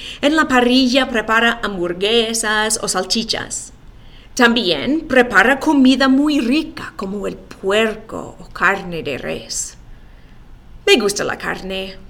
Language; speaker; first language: Spanish; non-native, fluent; English